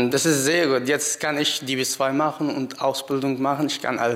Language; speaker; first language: German; non-native, learner; Arabic